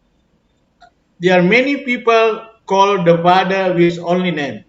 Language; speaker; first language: English; non-native, fluent; Indonesian